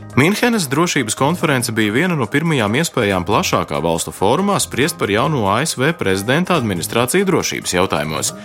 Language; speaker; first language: Latvian; early bilingual, heritage; Latvian